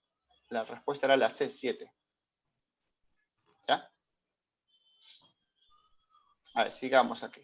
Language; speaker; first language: Spanish; native; Spanish